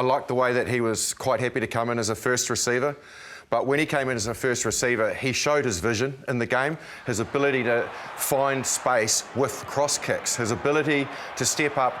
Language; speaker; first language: English; native; English